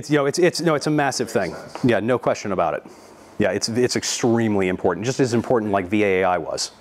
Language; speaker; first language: English; native; English